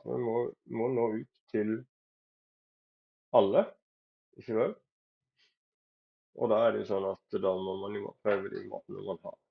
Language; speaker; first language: Norwegian; native; Norwegian